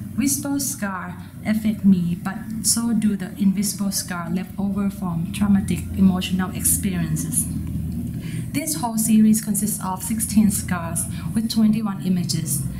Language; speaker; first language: English; non-native, fluent; Thai